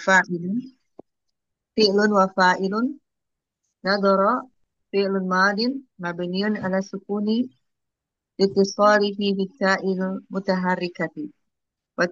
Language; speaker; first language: Arabic; non-native, learner; Indonesian